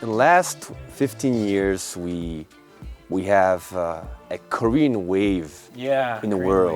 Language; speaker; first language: English; non-native, local second language; Mongolian